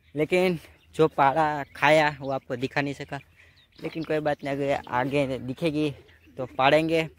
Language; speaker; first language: Hindi; non-native, local second language; Gujarati